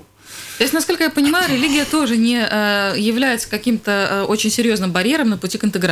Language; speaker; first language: Russian; native; Russian